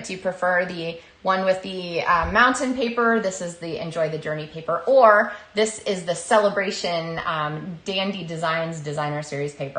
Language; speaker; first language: English; native; English